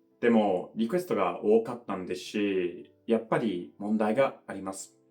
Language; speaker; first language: Japanese; non-native, fluent; English